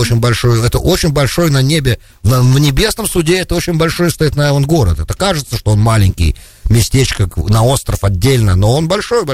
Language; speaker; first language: Russian; native; Russian